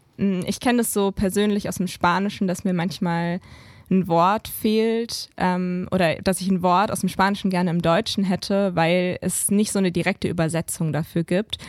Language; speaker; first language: German; native; German